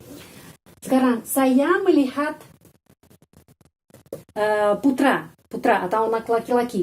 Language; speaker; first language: Indonesian; non-native, fluent; Russian